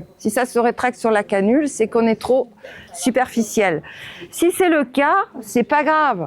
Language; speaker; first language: French; native; French